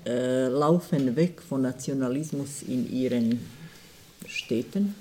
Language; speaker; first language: German; non-native, fluent; Croatian